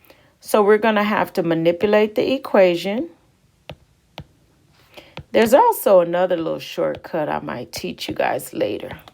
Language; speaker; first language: English; native; English